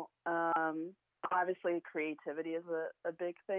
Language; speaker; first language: English; native; English